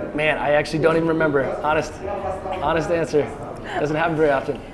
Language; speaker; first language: English; native; English